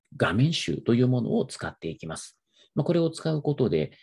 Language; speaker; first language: Japanese; native; Japanese